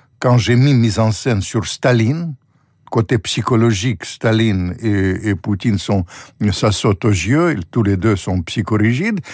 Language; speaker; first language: French; non-native, fluent; Russian